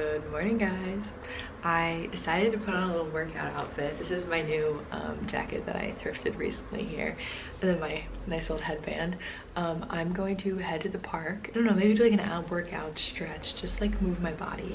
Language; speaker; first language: English; native; English